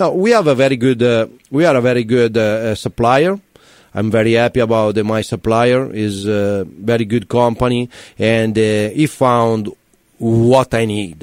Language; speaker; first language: English; non-native, learner; Italian